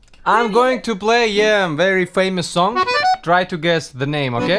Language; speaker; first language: English; non-native, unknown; Russian